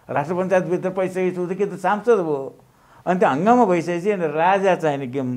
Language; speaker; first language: Nepali; native; Nepali